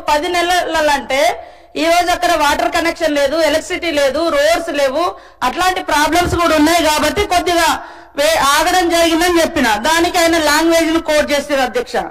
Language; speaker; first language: Telugu; native; Telugu